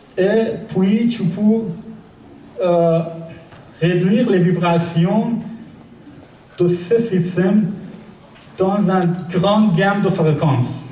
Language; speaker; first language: French; non-native, learner; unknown